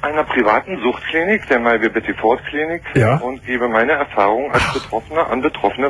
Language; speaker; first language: German; native; German